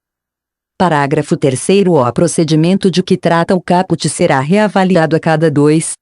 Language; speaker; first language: Portuguese; native; Portuguese